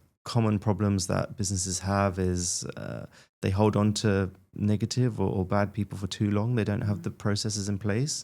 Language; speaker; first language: English; native; English